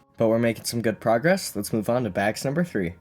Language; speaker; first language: English; native; English